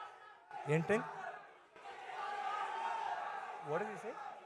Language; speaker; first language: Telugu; non-native, learner; Tamil